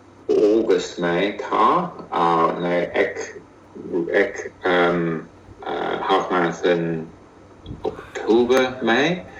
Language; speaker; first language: Hindi; non-native, learner; English